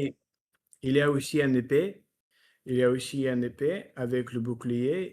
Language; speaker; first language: French; non-native, fluent; Russian